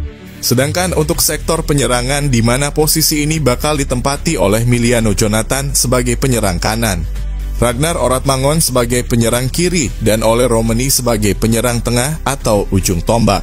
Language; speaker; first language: Indonesian; native; Indonesian